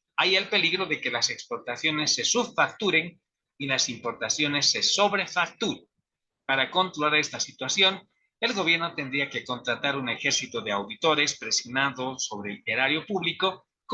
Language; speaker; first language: Spanish; native; Spanish